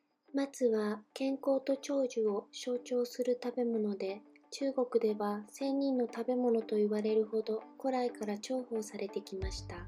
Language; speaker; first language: Japanese; native; Japanese